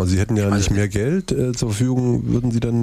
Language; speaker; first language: German; native; German